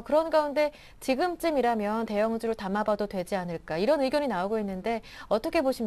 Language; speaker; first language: Korean; native; Korean